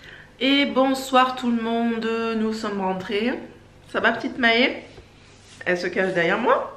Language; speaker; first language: French; native; French